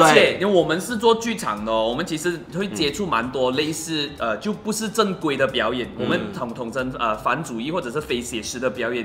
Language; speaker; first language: Chinese; native; Chinese